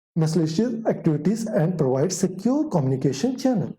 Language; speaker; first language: English; non-native, local second language; Punjabi